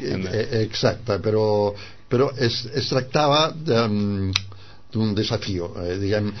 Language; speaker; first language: Catalan; non-native, fluent; Spanish